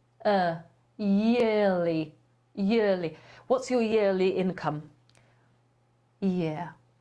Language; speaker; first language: English; non-native, fluent; Polish